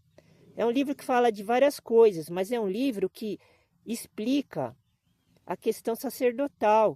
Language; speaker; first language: Portuguese; native; Portuguese